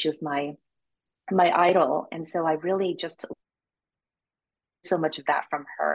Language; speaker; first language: English; native; English